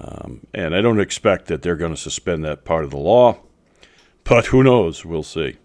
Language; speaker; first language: English; native; English